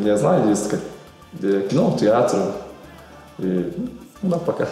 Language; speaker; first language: Russian; non-native, learner; Portuguese